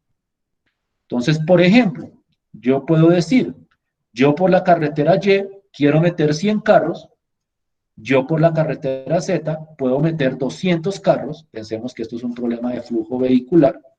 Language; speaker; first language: Spanish; native; Spanish